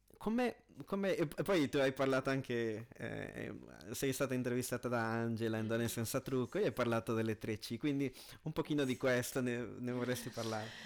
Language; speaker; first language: Italian; non-native, fluent; Spanish